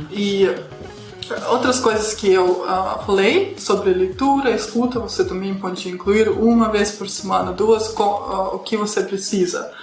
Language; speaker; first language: Portuguese; non-native, fluent; Russian